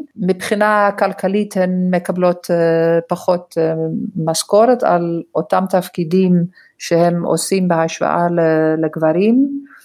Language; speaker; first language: Hebrew; non-native, fluent; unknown